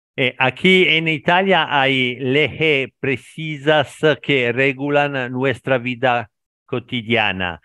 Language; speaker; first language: Spanish; non-native, learner; Italian